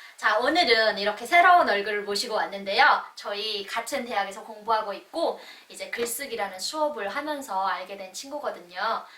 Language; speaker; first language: Korean; native; Korean